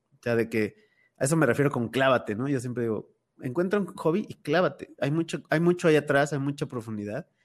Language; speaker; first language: Spanish; native; Spanish